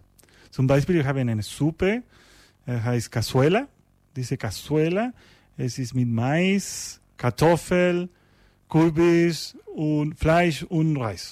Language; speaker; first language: German; non-native, learner; Spanish